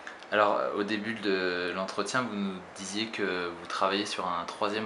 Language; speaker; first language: French; native; French